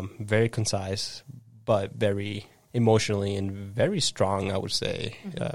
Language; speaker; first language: English; early bilingual, other home language; Spanish